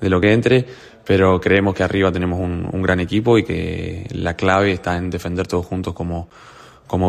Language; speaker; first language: Spanish; native; Spanish